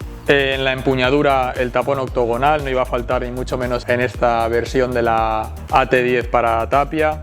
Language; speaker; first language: Spanish; native; Spanish